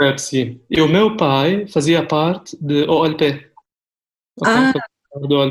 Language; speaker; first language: Portuguese; non-native, fluent; Arabic